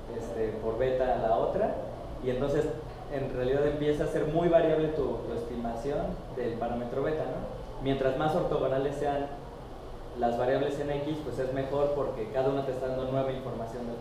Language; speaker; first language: Spanish; native; Spanish